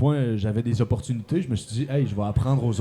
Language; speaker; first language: French; native; French